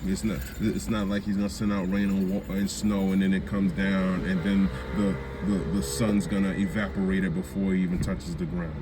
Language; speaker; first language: English; native; English